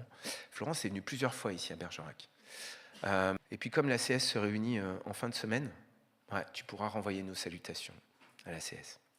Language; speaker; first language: French; native; French